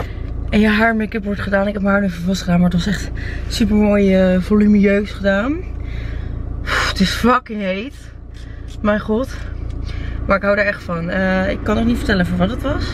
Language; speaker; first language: Dutch; native; Dutch